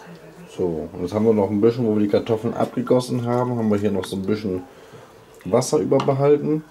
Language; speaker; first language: German; native; German